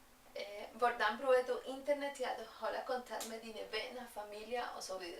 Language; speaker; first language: Danish; non-native, learner; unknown